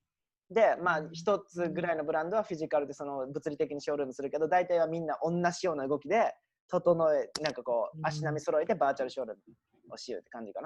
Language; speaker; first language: Japanese; native; Japanese